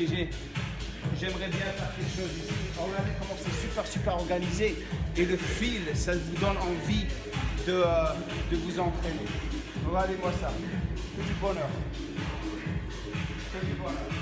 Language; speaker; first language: French; non-native, local second language; Arabic